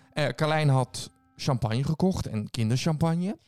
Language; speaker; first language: Dutch; native; Dutch